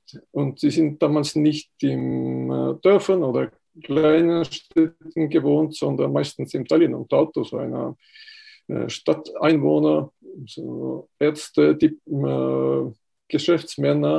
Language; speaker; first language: German; non-native, fluent; Estonian